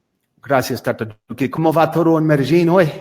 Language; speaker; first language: Spanish; non-native, learner; English